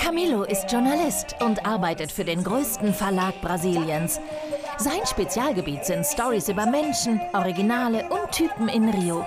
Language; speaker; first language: German; native; German